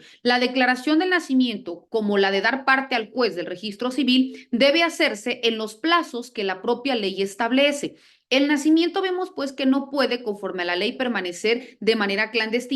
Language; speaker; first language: Spanish; native; Spanish